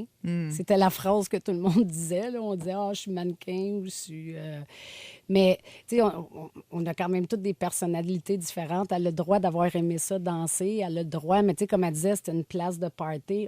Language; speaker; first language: French; native; French